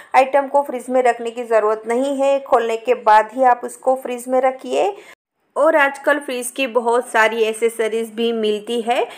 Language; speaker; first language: Hindi; non-native, local second language; Gujarati